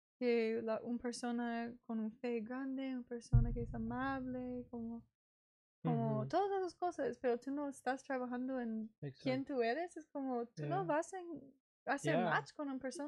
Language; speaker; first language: Spanish; non-native, learner; English